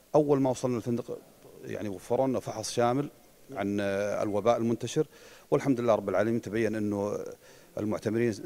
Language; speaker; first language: Arabic; native; Arabic